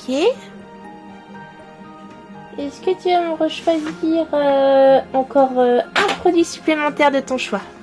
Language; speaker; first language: French; native; French